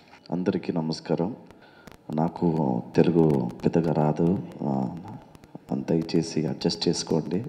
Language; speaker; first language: Telugu; non-native, learner; Kannada